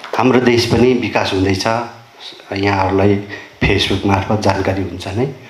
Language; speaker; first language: Nepali; non-native, local second language; Limbu